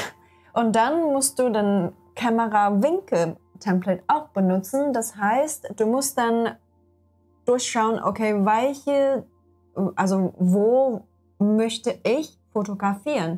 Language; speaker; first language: German; non-native, learner; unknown